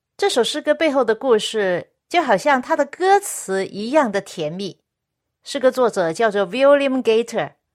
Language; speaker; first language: Chinese; non-native, local second language; Cantonese